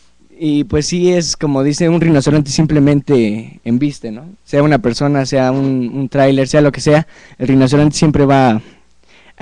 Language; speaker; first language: Spanish; native; Spanish